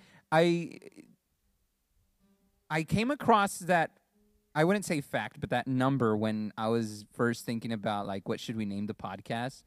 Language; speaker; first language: English; native; English